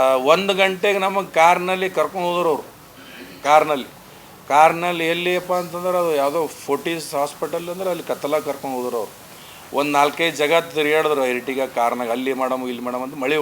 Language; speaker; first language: Kannada; native; Kannada